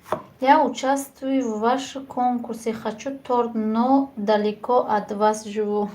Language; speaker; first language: Russian; non-native, learner; Tajik